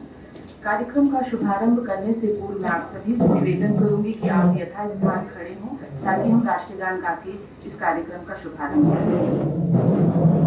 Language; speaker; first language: Hindi; native; Hindi